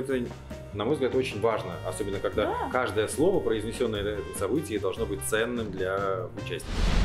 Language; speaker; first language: Russian; native; Russian